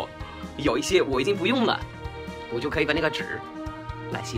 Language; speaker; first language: Chinese; non-native, fluent; Spanish